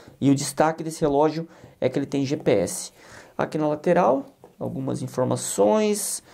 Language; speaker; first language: Portuguese; native; Portuguese